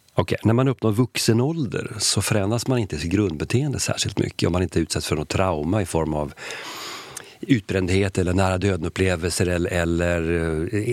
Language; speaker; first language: Swedish; native; Swedish